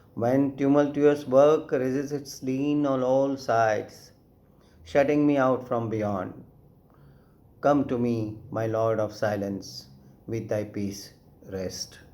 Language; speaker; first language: English; non-native, local second language; Gujarati